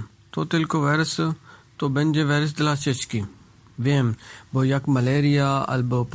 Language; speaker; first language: Polish; non-native, learner; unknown